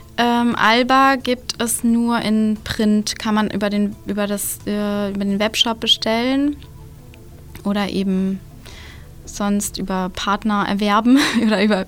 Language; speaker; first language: German; native; German